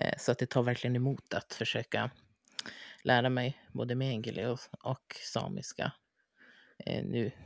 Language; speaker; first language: Swedish; native; Swedish